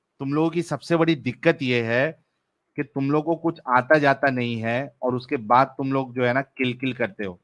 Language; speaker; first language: Urdu; native; Urdu